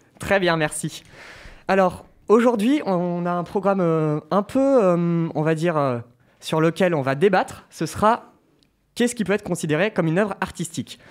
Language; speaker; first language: French; native; French